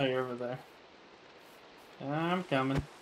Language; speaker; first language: English; native; English